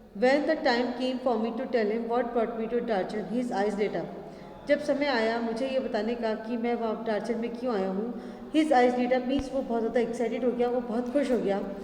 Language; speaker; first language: Hindi; native; Hindi